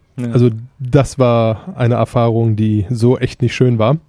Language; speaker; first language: German; native; German